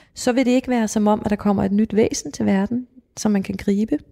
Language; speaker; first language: Danish; native; Danish